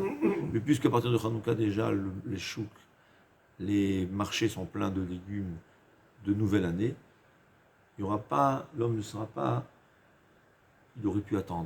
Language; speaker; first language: French; native; French